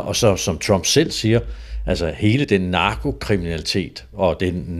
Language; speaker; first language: Danish; native; Danish